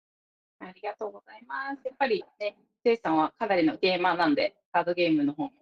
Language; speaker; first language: Japanese; native; Japanese